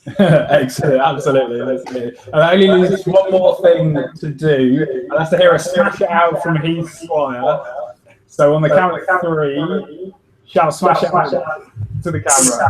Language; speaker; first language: English; native; English